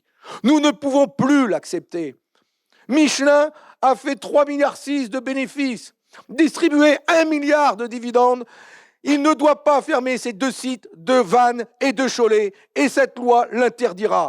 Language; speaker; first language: French; native; French